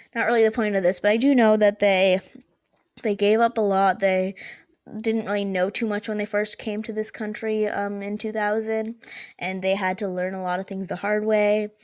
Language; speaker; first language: English; early bilingual, other home language; Hindi